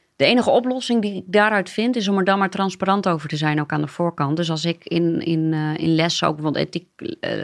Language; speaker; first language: Dutch; native; Dutch